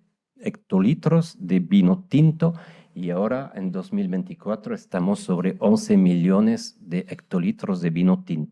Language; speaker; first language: Spanish; non-native, fluent; French